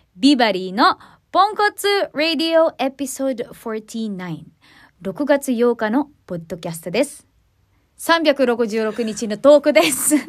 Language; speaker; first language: Japanese; non-native, learner; Filipino